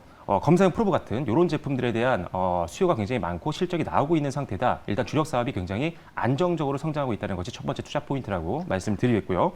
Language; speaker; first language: Korean; native; Korean